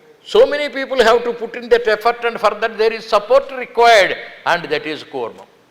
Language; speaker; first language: English; non-native, local second language; Telugu